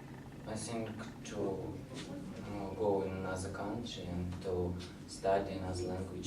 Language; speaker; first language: English; non-native, learner; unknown